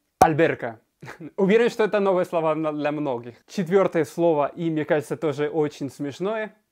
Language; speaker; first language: Russian; non-native, fluent; Spanish